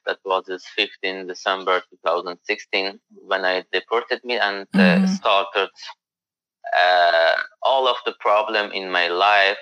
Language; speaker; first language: English; non-native, learner; Persian